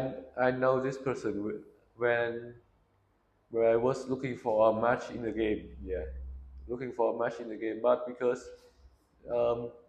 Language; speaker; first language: English; non-native, learner; Vietnamese